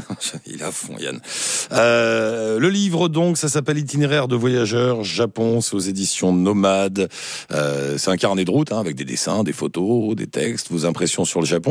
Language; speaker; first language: French; native; French